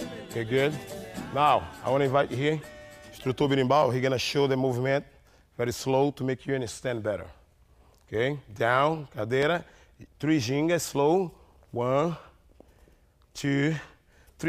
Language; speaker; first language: English; non-native, fluent; Portuguese